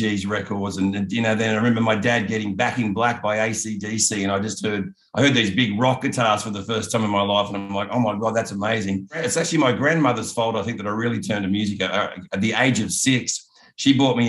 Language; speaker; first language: English; native; English